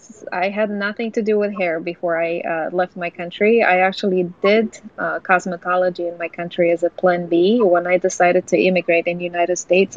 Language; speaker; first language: English; non-native, fluent; Romanian